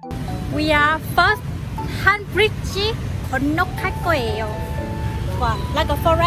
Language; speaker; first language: Korean; non-native, learner; Vietnamese